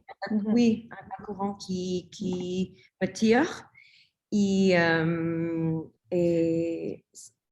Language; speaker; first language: French; non-native, learner; English